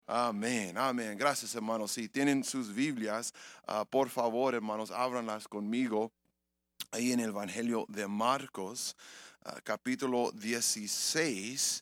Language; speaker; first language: Spanish; early bilingual, heritage; English